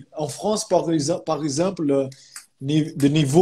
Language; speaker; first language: French; non-native, fluent; Portuguese